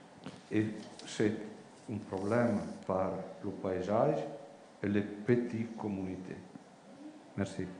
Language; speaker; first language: French; non-native, learner; Italian